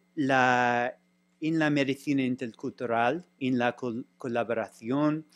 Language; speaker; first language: Spanish; non-native, fluent; English